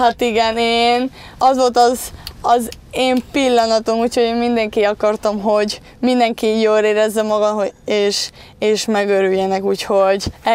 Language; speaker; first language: Hungarian; early bilingual, heritage; Spanish